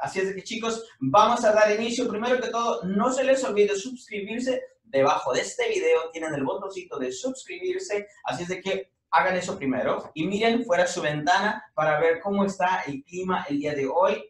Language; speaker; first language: Spanish; native; Spanish